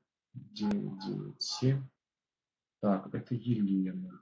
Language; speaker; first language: Russian; native; Russian